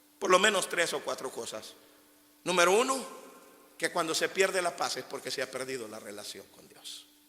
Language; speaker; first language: Spanish; native; Spanish